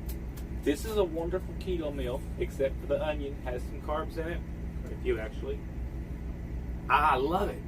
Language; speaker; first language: English; native; English